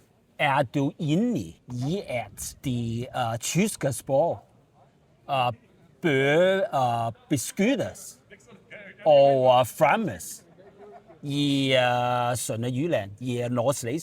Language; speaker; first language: Danish; non-native, learner; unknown